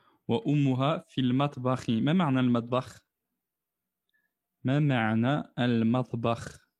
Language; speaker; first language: Arabic; non-native, fluent; French